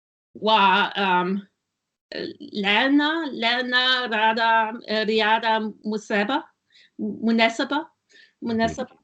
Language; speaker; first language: Arabic; non-native, learner; German